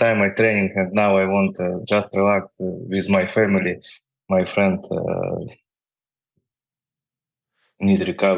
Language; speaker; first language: English; non-native, learner; Ukrainian